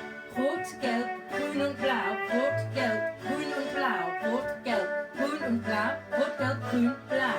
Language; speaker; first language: German; non-native, fluent; English